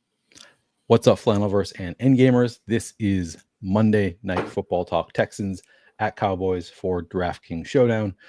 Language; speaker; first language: English; native; English